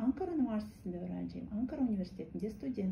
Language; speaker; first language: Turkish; non-native, fluent; Kazakh